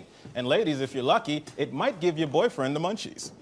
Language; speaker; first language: English; native; English